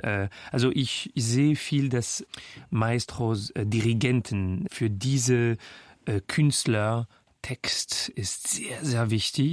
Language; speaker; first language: German; non-native, fluent; French